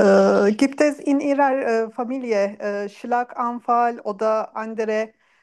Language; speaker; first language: German; non-native, learner; Turkish